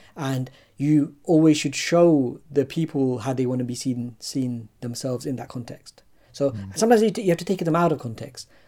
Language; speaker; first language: English; native; English